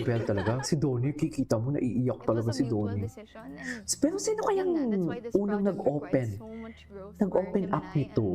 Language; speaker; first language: Filipino; native; Filipino